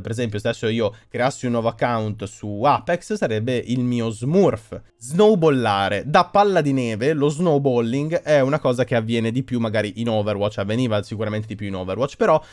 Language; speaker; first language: Italian; native; Italian